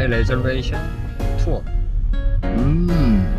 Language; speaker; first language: English; non-native, learner; Korean